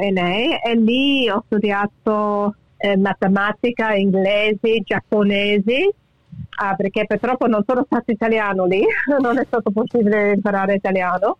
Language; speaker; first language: Italian; early bilingual, heritage; English